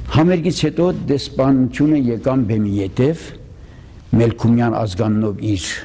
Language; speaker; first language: Armenian; early bilingual, heritage; Armenian